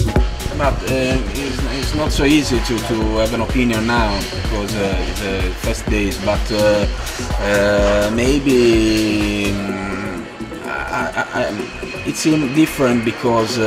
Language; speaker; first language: English; non-native, fluent; Italian